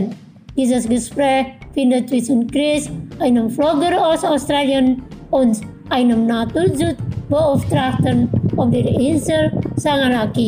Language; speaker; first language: German; non-native, fluent; Indonesian